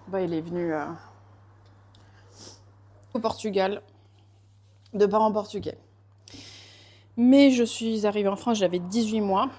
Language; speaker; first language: French; native; French